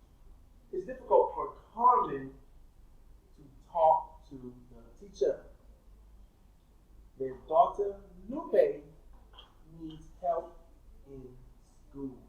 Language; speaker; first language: English; non-native, fluent; Thai